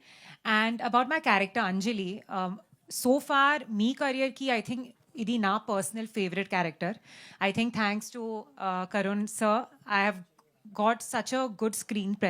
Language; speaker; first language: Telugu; non-native, learner; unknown